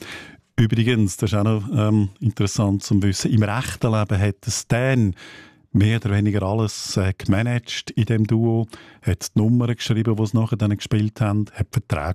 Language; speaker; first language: Swiss German; native; Swiss German